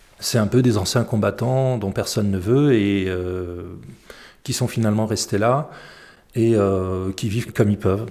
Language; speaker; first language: French; early bilingual, other home language; Arabic